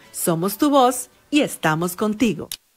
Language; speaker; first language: Spanish; native; Spanish